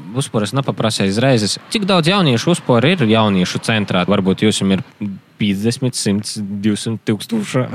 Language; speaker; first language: Latvian; native; Latvian